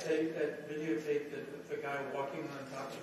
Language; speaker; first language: English; native; English